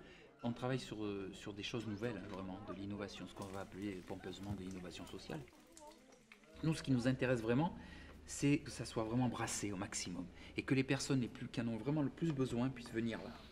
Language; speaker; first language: French; native; French